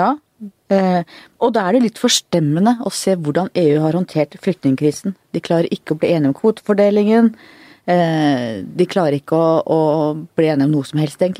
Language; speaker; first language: Norwegian; native; Norwegian